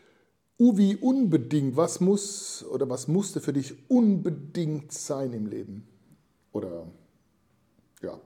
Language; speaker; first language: German; native; German